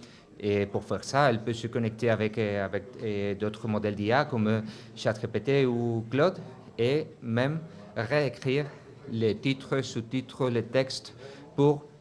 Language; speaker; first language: French; non-native, fluent; Spanish